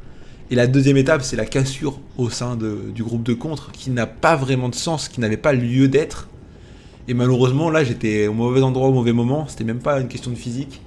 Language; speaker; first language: French; native; French